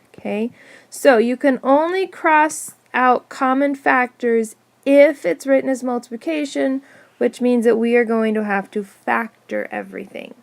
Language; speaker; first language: English; native; English